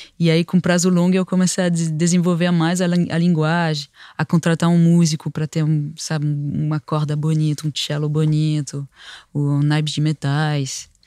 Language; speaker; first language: Portuguese; non-native, fluent; French